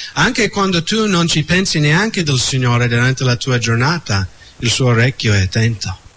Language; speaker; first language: Italian; non-native, fluent; English